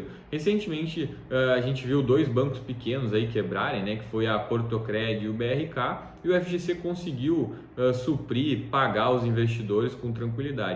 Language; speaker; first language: Portuguese; native; Portuguese